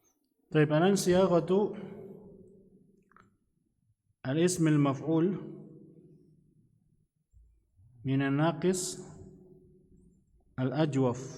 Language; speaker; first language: Arabic; non-native, fluent; Indonesian